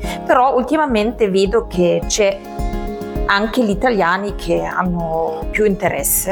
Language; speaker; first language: Italian; non-native, fluent; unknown